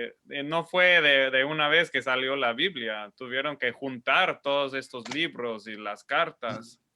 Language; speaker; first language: Spanish; non-native, fluent; English